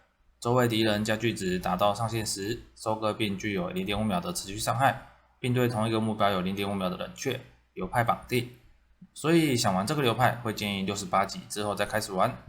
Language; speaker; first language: Chinese; native; Chinese